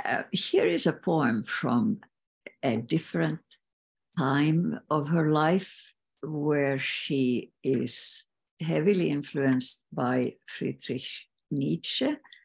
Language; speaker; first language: English; non-native, fluent; Swedish